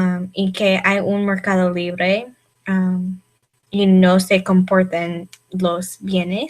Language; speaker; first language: Spanish; non-native, learner; English